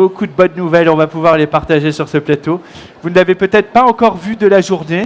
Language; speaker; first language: French; native; French